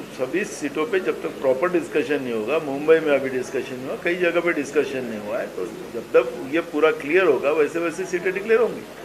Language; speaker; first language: Hindi; non-native, local second language; Marathi